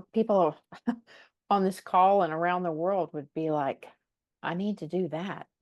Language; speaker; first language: English; native; English